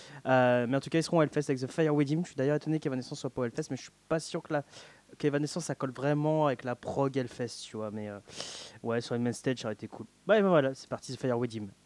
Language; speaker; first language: French; native; French